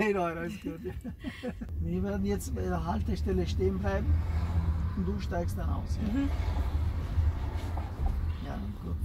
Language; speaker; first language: German; non-native, fluent; Turkish